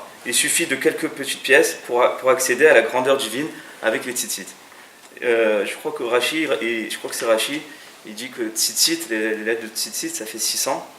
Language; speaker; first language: French; native; French